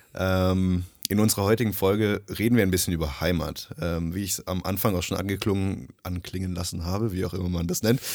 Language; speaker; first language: German; early bilingual, other home language; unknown